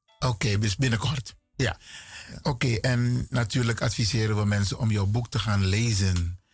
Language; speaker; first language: Dutch; native; Dutch